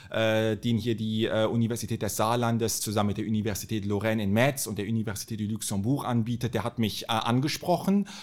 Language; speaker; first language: German; native; German